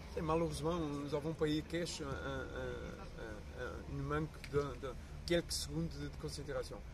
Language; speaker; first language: French; non-native, fluent; Portuguese